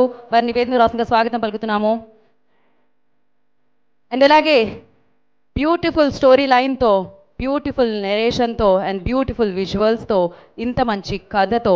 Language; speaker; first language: Telugu; native; Telugu